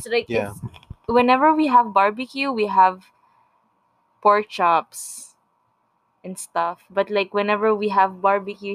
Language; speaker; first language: English; non-native, local second language; Filipino